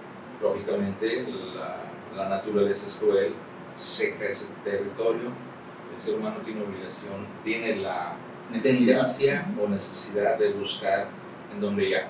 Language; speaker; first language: Spanish; native; Spanish